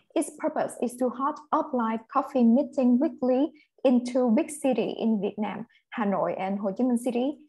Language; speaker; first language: English; non-native, fluent; Vietnamese